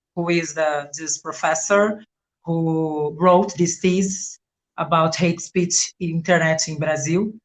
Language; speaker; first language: English; non-native, fluent; Portuguese